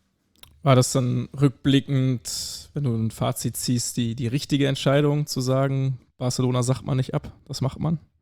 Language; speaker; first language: German; native; German